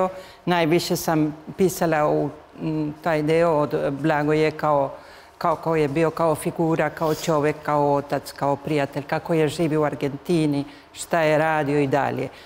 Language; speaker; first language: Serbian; early bilingual, heritage; Spanish